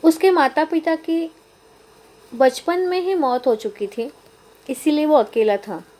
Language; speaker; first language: Hindi; non-native, local second language; Marathi